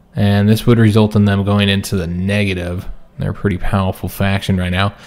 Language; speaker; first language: English; native; English